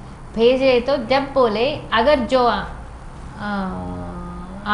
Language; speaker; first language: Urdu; non-native, local second language; Telugu